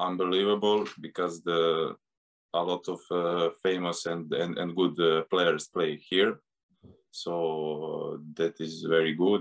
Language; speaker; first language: English; non-native, learner; Serbian